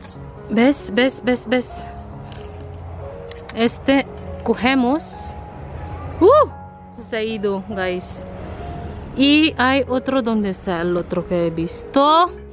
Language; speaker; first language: Spanish; non-native, learner; Filipino